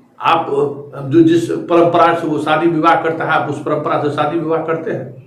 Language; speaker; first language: Hindi; native; Hindi